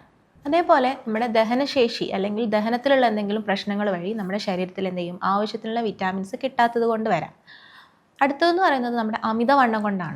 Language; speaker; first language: Malayalam; native; Malayalam